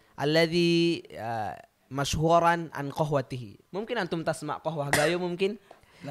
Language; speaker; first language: Arabic; non-native, learner; Indonesian